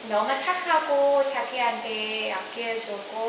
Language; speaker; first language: Korean; non-native, fluent; Vietnamese